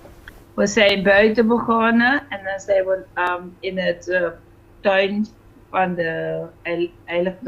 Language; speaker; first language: Dutch; non-native, fluent; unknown